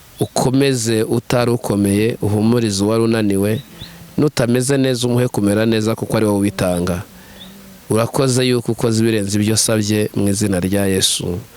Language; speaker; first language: Kinyarwanda; native; Kinyarwanda